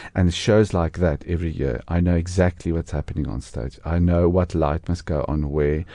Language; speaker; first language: English; non-native, local second language; Afrikaans